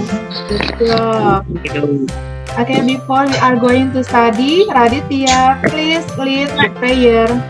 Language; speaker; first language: English; non-native, fluent; Indonesian